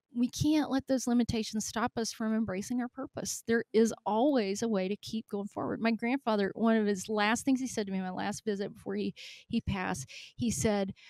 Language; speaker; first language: English; native; English